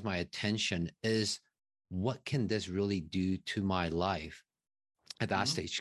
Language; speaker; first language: English; non-native, fluent; Chinese